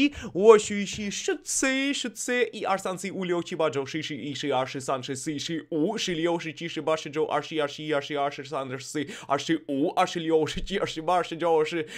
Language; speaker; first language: Chinese; non-native, learner; Russian